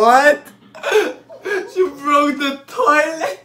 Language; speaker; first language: English; non-native, fluent; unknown